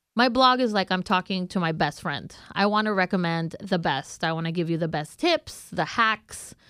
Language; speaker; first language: English; non-native, fluent; Spanish